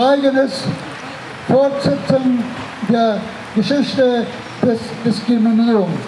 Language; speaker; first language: German; non-native, fluent; Persian